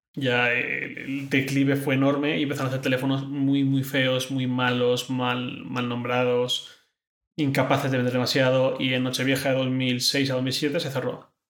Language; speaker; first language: Spanish; native; Spanish